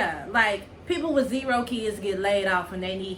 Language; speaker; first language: English; native; English